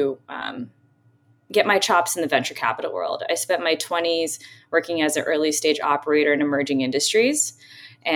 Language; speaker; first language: English; native; English